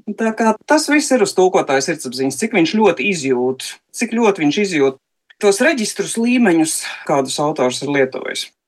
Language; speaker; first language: Latvian; native; Latvian